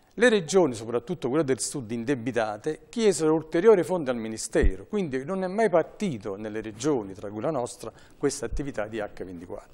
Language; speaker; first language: Italian; native; Italian